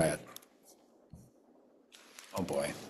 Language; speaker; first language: English; native; English